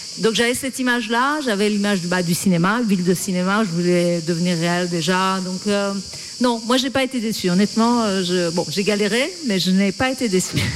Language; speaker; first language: French; non-native, fluent; Persian